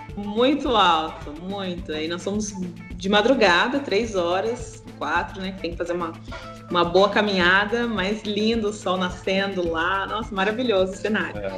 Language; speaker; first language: Portuguese; native; Portuguese